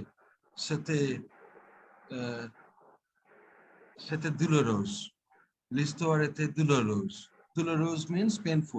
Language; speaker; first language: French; non-native, fluent; Bangla